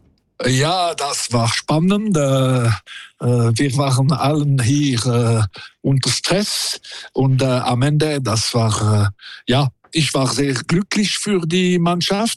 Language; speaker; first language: German; non-native, local second language; French